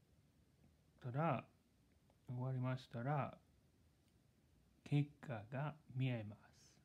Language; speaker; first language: Japanese; non-native, learner; English